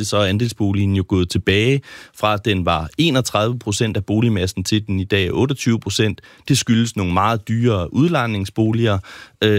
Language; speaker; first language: Danish; native; Danish